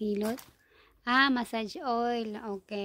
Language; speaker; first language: Japanese; non-native, learner; Filipino